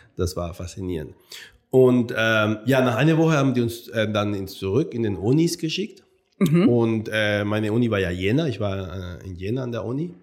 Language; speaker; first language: German; non-native, fluent; Spanish